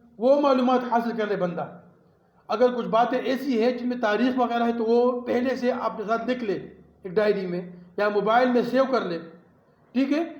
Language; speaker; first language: Urdu; non-native, local second language; Pashto